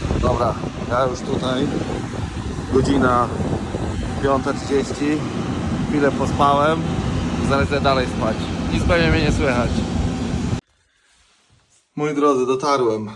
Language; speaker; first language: Polish; native; Polish